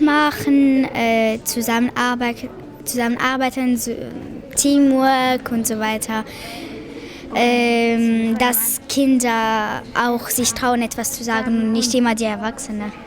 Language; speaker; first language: German; non-native, local second language; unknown